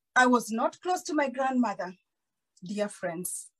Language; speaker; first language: English; non-native, local second language; Kikuyu